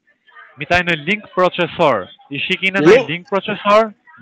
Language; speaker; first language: German; early bilingual, other home language; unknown